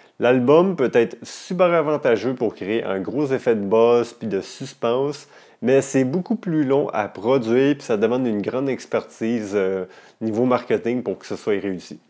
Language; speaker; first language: French; native; French